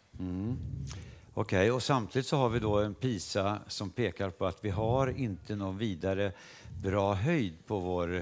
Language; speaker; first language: Swedish; native; Swedish